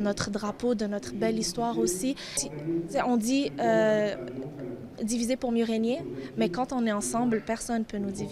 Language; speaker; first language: French; early bilingual, other home language; Arabic